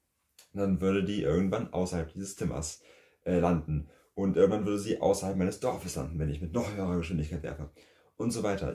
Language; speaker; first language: German; native; German